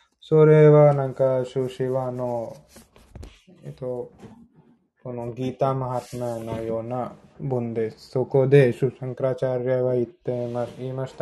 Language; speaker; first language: Japanese; non-native, learner; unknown